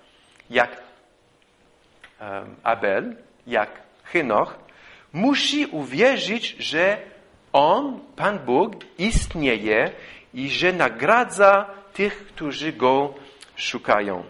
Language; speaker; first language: Polish; non-native, fluent; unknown